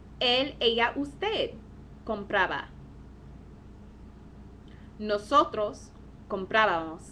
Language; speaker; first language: Spanish; non-native, fluent; English